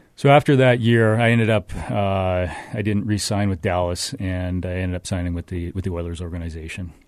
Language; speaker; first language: English; native; English